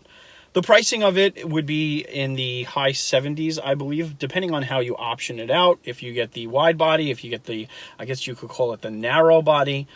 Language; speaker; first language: English; native; English